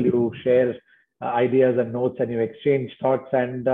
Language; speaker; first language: English; non-native, local second language; Marathi